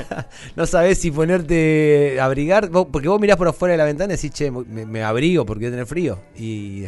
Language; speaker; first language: Spanish; native; Spanish